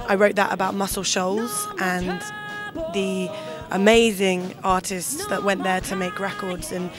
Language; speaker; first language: English; native; English